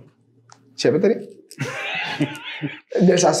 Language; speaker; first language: Indonesian; native; Indonesian